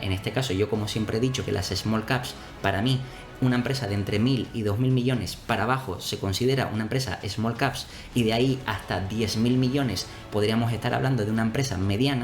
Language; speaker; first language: Spanish; native; Spanish